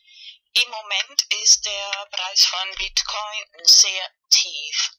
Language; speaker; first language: German; non-native, fluent; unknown